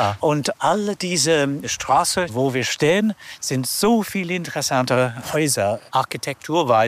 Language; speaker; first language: German; non-native, fluent; English